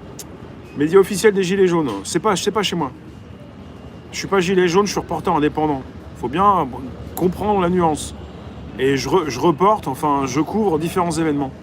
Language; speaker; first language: French; native; French